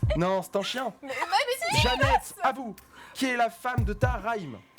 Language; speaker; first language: French; native; French